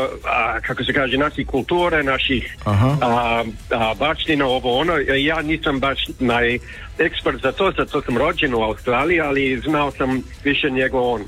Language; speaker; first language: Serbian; early bilingual, heritage; Croatian